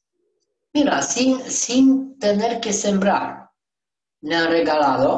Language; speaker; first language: Spanish; non-native, learner; Romanian